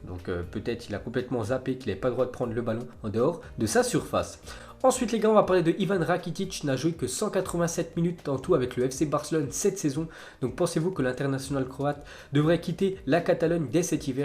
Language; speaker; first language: French; native; French